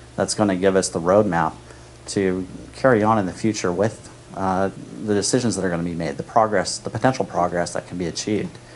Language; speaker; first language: English; native; English